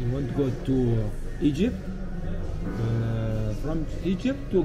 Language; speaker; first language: English; non-native, learner; Arabic